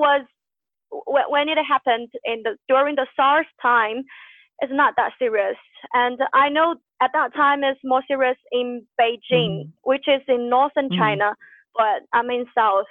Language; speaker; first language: English; non-native, fluent; Chinese